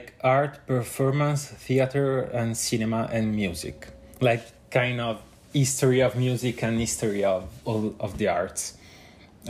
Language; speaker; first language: English; non-native, fluent; Italian